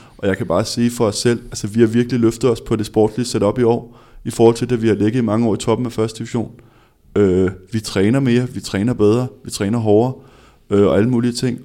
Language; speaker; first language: Danish; native; Danish